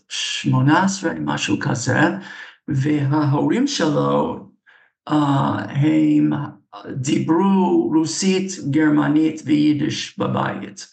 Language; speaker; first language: Hebrew; non-native, fluent; English